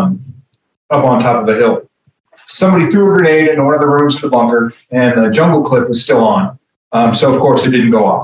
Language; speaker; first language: English; native; English